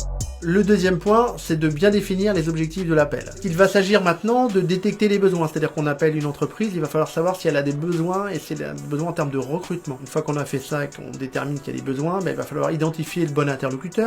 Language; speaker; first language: French; native; French